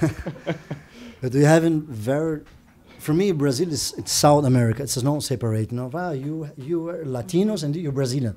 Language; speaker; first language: English; non-native, learner; Portuguese